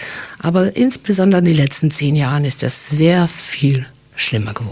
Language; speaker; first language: German; non-native, fluent; English